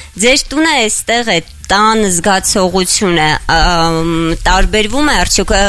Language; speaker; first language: Armenian; native; Armenian